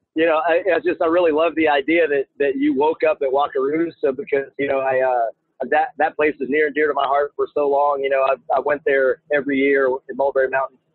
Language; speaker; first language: English; native; English